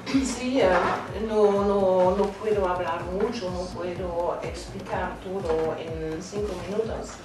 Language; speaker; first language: Spanish; non-native, fluent; German